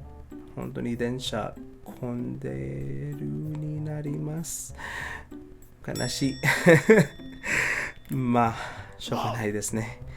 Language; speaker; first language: Japanese; non-native, learner; English